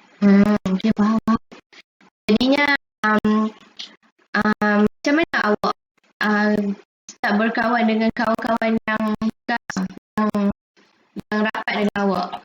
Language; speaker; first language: Malay; native; Malay